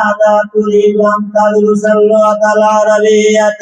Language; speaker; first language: Arabic; non-native, fluent; Bangla